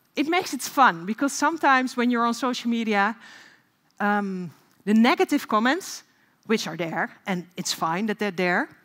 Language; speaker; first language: English; non-native, fluent; Dutch